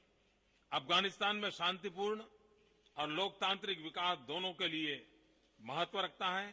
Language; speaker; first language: Hindi; non-native, local second language; Gujarati